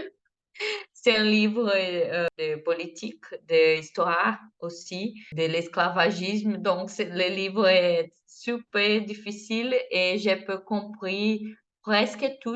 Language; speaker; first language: French; non-native, learner; Portuguese